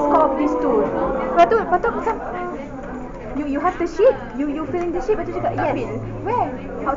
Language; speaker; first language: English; non-native, local second language; Malay